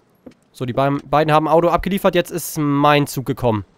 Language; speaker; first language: German; native; German